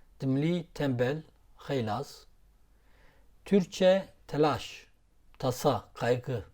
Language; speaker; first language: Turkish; non-native, local second language; Zaza